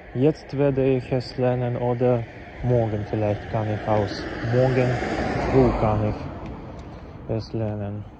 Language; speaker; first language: German; non-native, learner; Czech